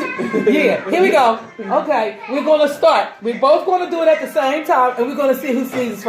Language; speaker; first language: English; native; English